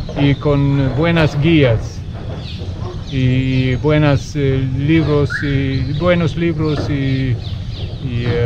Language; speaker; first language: Spanish; non-native, learner; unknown